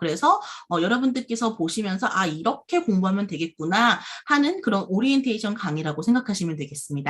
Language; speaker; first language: Korean; native; Korean